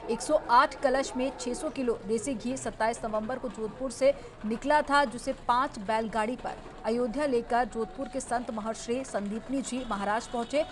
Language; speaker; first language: Hindi; native; Hindi